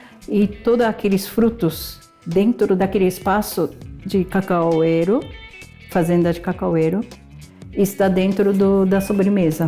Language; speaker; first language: Portuguese; non-native, fluent; Japanese